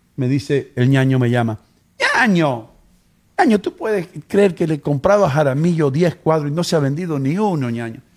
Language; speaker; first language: Spanish; early bilingual, heritage; Spanish